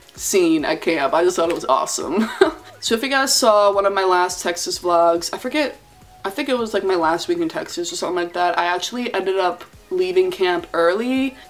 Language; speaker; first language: English; native; English